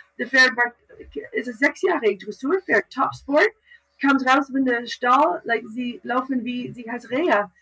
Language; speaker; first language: German; non-native, learner; English